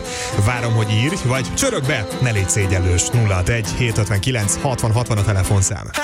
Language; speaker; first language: Hungarian; native; Hungarian